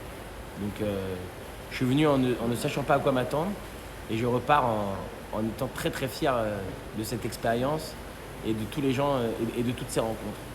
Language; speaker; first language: French; native; French